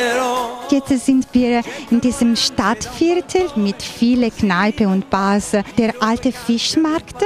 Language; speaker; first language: German; non-native, fluent; Italian